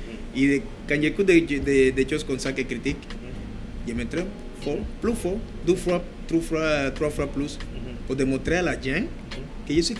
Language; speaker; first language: French; non-native, learner; Spanish